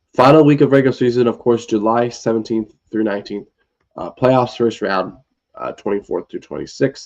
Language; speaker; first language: English; native; English